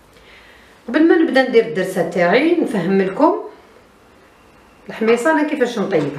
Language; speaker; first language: Arabic; native; Arabic